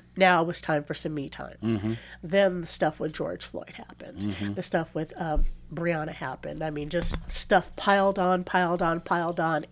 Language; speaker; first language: English; native; English